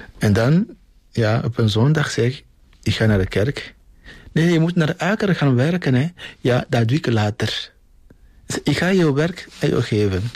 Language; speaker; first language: Dutch; non-native, fluent; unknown